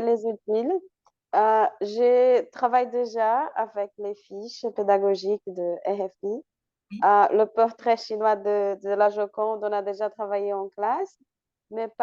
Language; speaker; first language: French; non-native, fluent; Portuguese